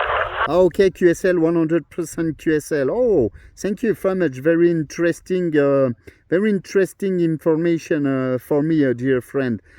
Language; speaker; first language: English; non-native, learner; French